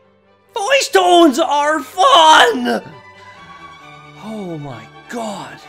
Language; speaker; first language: English; native; English